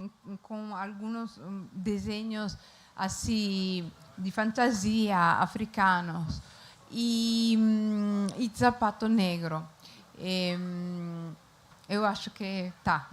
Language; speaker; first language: Portuguese; non-native, fluent; Italian